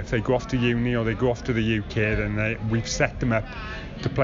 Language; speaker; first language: English; native; English